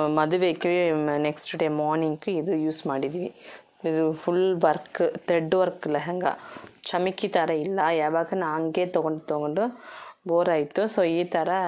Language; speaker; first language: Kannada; non-native, local second language; Tamil